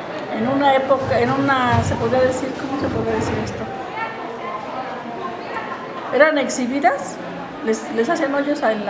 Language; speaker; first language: Spanish; native; Spanish